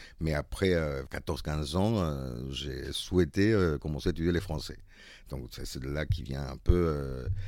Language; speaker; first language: French; non-native, fluent; Spanish